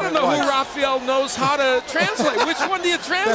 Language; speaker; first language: English; native; English